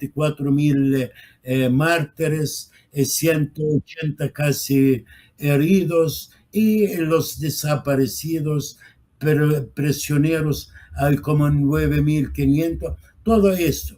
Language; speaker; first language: Spanish; non-native, fluent; Arabic